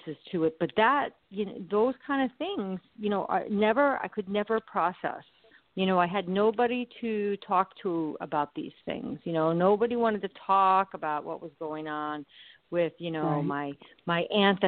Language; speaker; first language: English; native; English